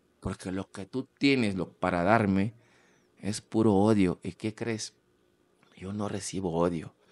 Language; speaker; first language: Spanish; non-native, fluent; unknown